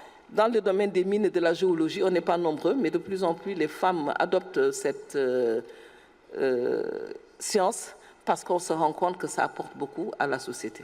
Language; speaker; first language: French; non-native, local second language; Wolof